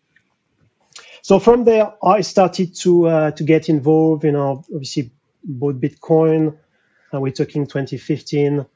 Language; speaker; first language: English; non-native, fluent; French